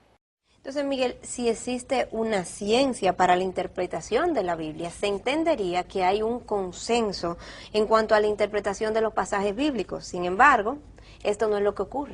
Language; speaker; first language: Spanish; native; Spanish